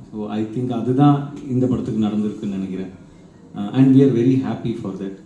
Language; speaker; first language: English; non-native, local second language; Tamil